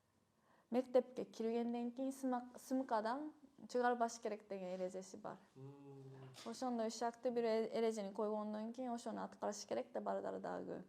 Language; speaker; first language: Kyrgyz; non-native, fluent; Japanese